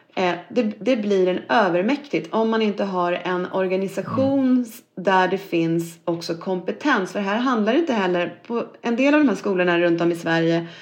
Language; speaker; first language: Swedish; native; Swedish